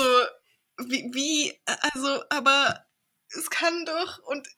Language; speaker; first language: German; native; German